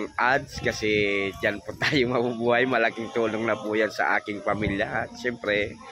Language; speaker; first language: Filipino; native; Filipino